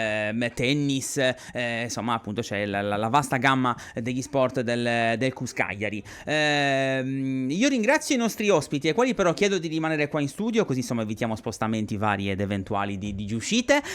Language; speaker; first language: Italian; native; Italian